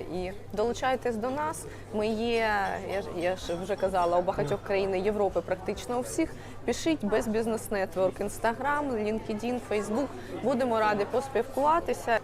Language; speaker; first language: Ukrainian; non-native, local second language; Russian